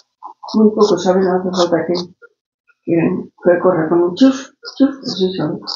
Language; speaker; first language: Spanish; native; Spanish